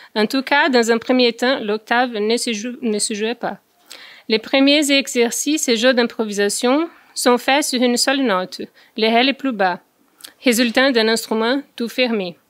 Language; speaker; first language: French; non-native, fluent; Portuguese